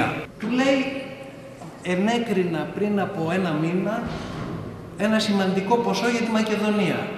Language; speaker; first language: Greek; native; Greek